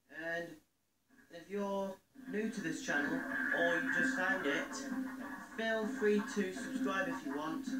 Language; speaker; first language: English; native; English